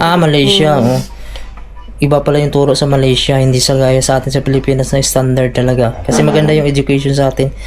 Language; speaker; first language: Filipino; non-native, local second language; Cebuano